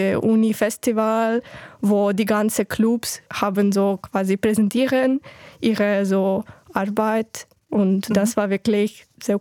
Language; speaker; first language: German; non-native, fluent; Ukrainian